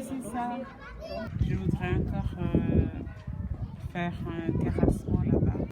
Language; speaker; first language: French; non-native, local second language; Malagasy